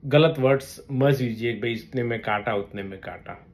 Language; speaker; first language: Hindi; non-native, local second language; Gujarati